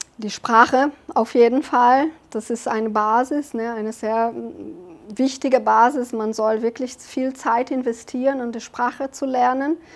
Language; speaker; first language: German; non-native, fluent; Portuguese